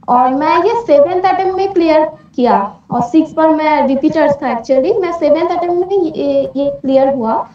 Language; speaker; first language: Hindi; native; Hindi